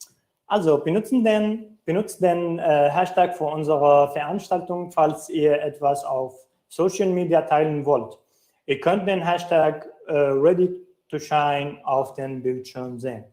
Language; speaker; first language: German; non-native, fluent; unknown